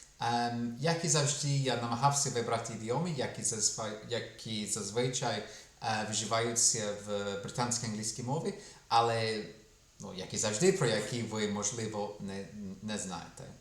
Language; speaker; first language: Ukrainian; non-native, fluent; English